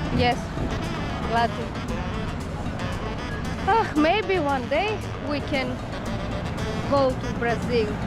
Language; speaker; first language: English; non-native, learner; Greek